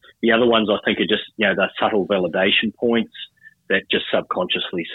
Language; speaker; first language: English; native; English